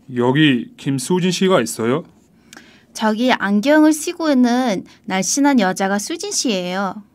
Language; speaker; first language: Korean; non-native, fluent; Mongolian